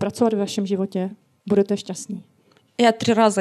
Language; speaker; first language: Czech; non-native, learner; Russian